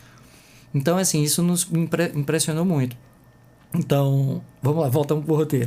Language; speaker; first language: Portuguese; native; Portuguese